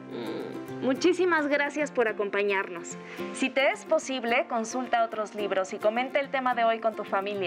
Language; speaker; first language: Spanish; native; Spanish